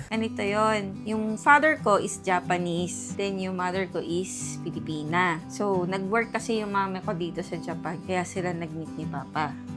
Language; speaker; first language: Filipino; early bilingual, other home language; Japanese